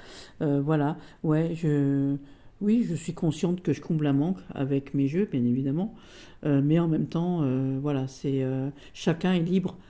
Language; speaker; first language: French; native; French